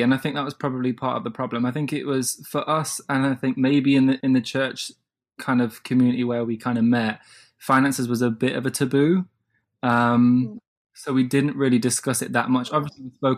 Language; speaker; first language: English; native; English